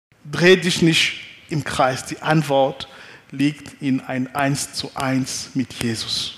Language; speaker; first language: German; non-native, fluent; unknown